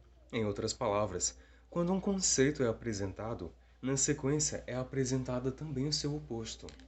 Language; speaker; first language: Portuguese; native; Portuguese